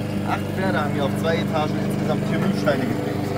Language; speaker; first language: German; native; German